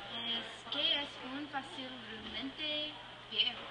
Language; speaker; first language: Spanish; non-native, learner; English